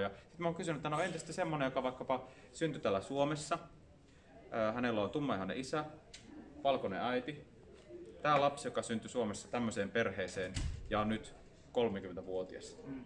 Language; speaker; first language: Finnish; native; Finnish